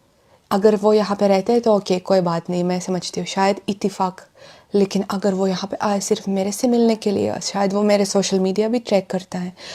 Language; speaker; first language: Hindi; non-native, fluent; Russian